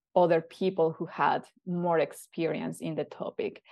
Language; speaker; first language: English; non-native, fluent; Spanish